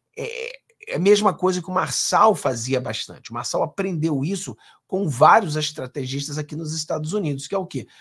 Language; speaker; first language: Portuguese; native; Portuguese